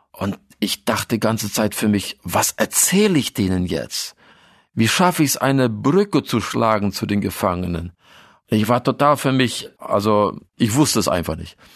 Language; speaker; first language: German; early bilingual, other home language; Russian